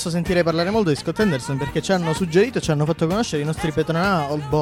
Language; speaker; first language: Italian; native; Italian